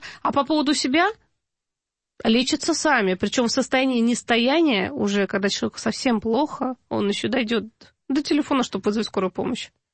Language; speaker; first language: Russian; native; Russian